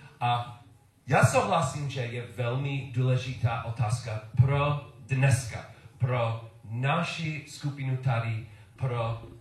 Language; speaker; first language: Czech; non-native, learner; English